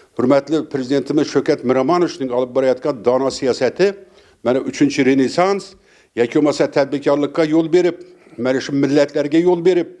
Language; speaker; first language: Uzbek; non-native, local second language; Turkmen